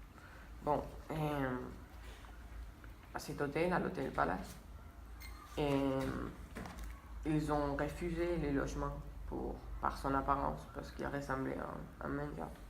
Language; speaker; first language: French; non-native, fluent; Spanish